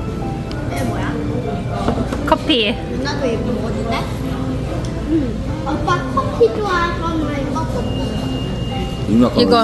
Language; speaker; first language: Korean; non-native, learner; Thai